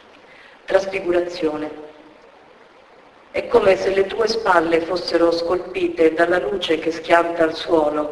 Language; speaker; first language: Italian; native; Italian